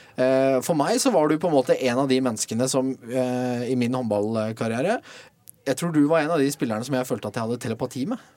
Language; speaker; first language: Norwegian; native; Norwegian